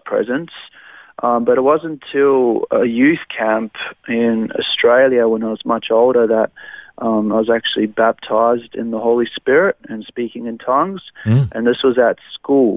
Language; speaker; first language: English; native; English